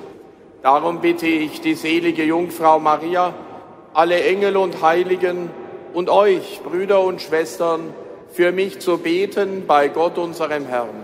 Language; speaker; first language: German; native; German